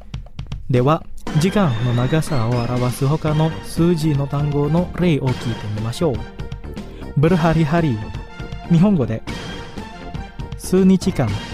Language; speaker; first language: Japanese; non-native, fluent; Indonesian